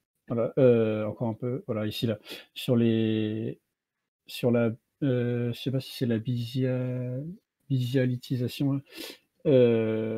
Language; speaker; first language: French; native; French